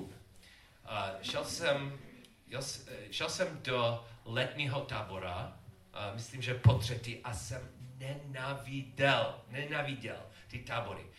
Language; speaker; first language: Czech; non-native, learner; English